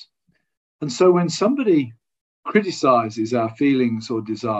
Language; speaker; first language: English; native; English